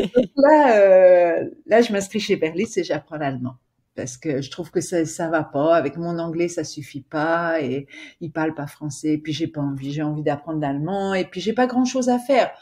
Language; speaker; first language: French; native; French